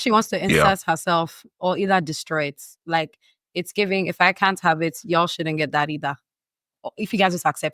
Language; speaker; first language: English; native; English